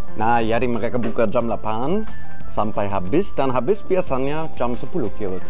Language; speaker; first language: Indonesian; non-native, fluent; German